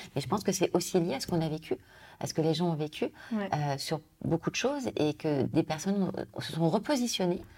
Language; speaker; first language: French; native; French